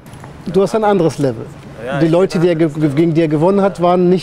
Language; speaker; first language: German; native; German